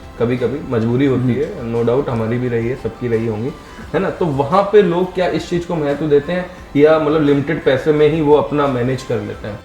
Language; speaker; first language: Hindi; native; Hindi